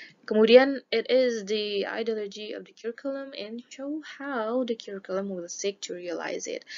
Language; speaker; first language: English; non-native, fluent; Indonesian